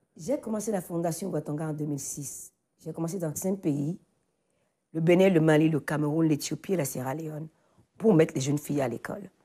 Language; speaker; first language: French; non-native, local second language; Fon